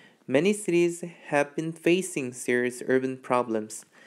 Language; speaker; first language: English; non-native, fluent; Korean